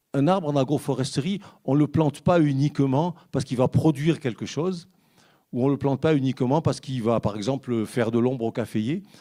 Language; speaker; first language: French; native; French